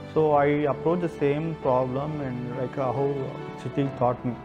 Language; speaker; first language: English; non-native, local second language; Tamil